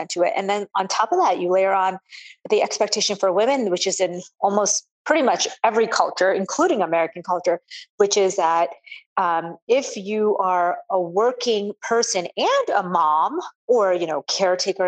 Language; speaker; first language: English; native; English